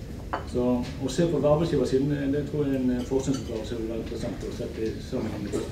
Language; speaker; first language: Norwegian; native; Norwegian